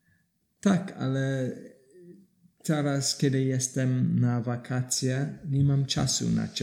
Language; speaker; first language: Polish; non-native, learner; English